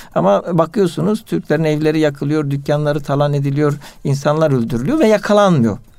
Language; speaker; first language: Turkish; native; Turkish